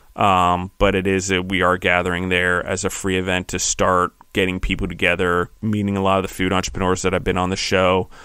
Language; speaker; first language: English; native; English